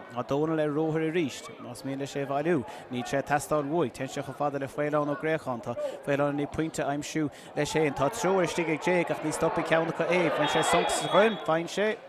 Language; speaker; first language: Irish; native; Irish